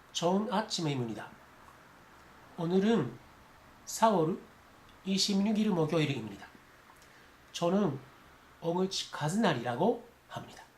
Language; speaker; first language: Korean; non-native, learner; Japanese